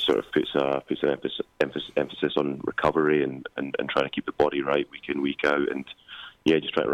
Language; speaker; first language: English; native; English